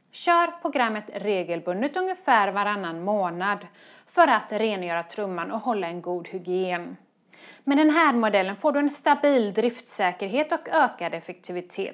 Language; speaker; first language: Swedish; native; Swedish